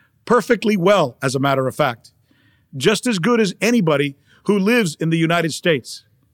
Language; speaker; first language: English; early bilingual, other home language; Spanish